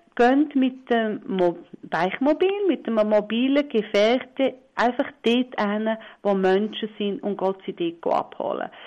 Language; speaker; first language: German; non-native, local second language; Romansh